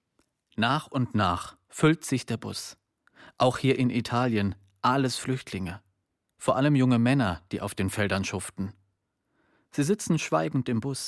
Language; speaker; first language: German; native; German